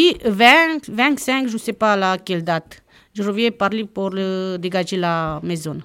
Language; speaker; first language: French; non-native, learner; Romanian